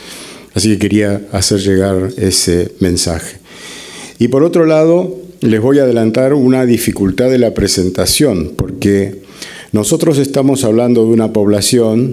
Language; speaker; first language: Spanish; native; Spanish